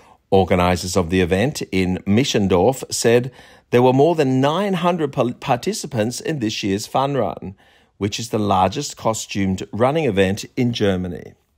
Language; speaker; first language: English; native; English